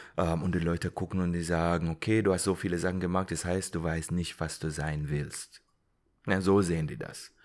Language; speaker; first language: German; non-native, fluent; English